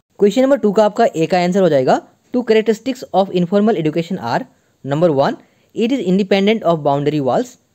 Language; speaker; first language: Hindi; non-native, local second language; Assamese